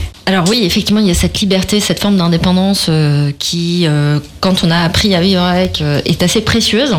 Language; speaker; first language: French; native; French